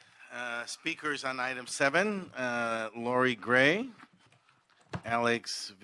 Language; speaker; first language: English; native; English